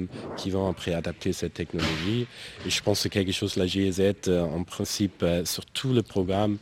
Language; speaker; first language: French; non-native, fluent; German